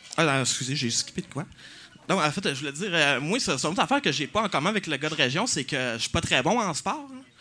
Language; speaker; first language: French; native; French